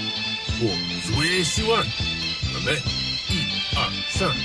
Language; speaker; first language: Chinese; non-native, learner; English